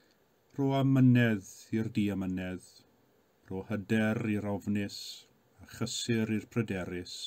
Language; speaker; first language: Welsh; native; Welsh